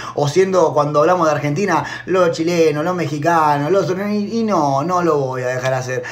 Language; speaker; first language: Spanish; native; Spanish